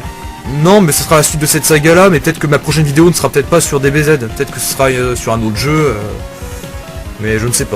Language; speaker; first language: French; native; French